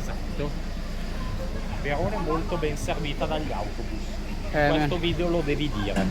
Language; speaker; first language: Italian; non-native, fluent; English